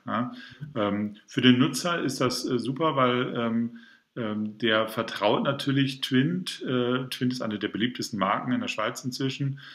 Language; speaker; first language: German; native; German